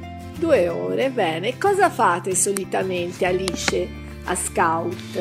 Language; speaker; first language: Italian; native; Italian